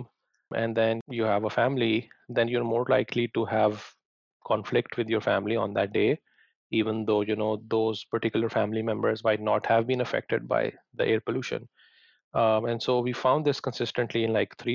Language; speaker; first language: English; non-native, local second language; Punjabi